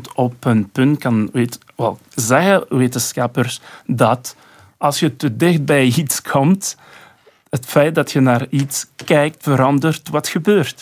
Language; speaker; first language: Dutch; non-native, local second language; French